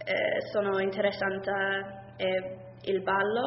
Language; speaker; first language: Italian; non-native, learner; English